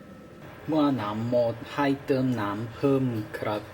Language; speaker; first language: Thai; non-native, learner; Korean